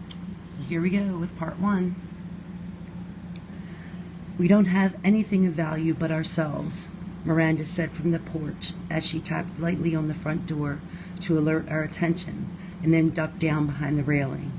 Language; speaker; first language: English; native; English